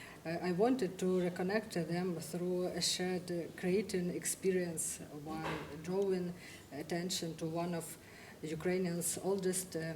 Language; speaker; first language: English; non-native, fluent; Ukrainian